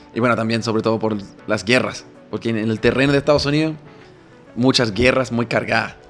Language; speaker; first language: Spanish; non-native, fluent; English